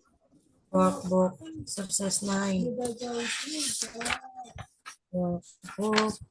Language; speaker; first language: English; non-native, learner; Indonesian